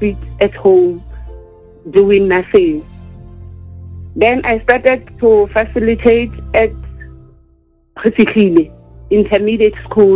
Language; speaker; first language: English; non-native, local second language; Southern Sotho